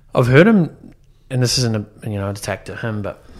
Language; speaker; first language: English; native; English